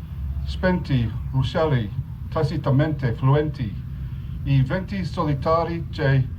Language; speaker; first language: Italian; non-native, learner; English